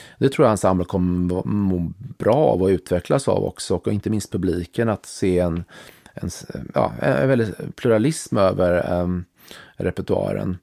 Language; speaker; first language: Swedish; native; Swedish